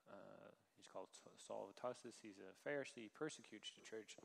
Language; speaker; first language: English; non-native, fluent; Danish